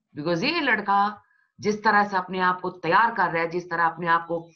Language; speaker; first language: Hindi; non-native, local second language; Bangla